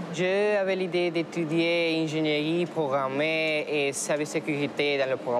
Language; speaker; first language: French; non-native, learner; Spanish